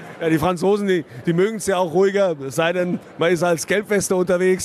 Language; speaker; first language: German; native; German